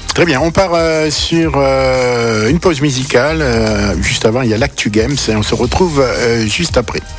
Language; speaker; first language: French; native; French